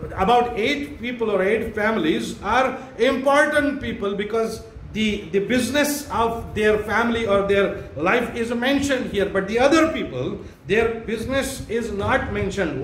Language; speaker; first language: English; non-native, local second language; Marathi